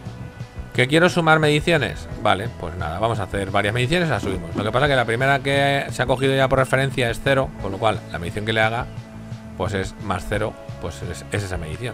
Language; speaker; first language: Spanish; native; Spanish